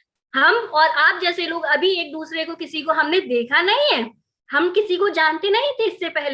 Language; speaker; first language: Hindi; native; Hindi